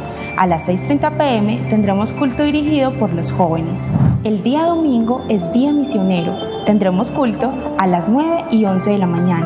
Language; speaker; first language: Spanish; native; Spanish